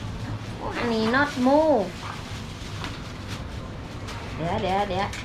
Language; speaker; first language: English; non-native, learner; Thai